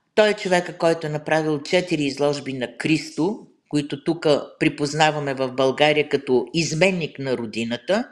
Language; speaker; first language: Bulgarian; native; Bulgarian